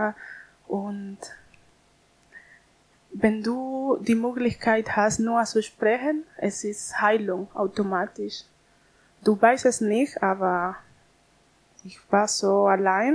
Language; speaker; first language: German; non-native, learner; Spanish